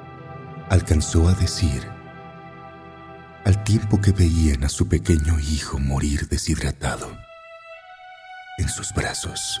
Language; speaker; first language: Spanish; native; Spanish